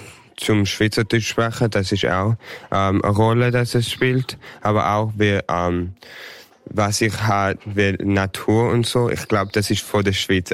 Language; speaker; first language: German; early bilingual, heritage; English